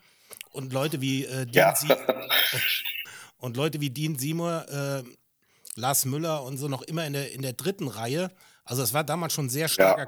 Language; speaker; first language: German; native; German